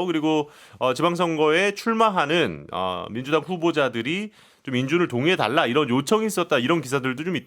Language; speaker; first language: Korean; native; Korean